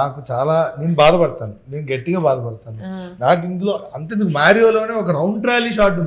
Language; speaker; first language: Telugu; native; Telugu